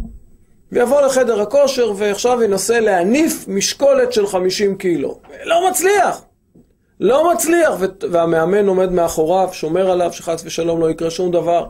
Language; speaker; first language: Hebrew; native; Hebrew